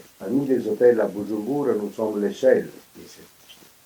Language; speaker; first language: French; non-native, fluent; Italian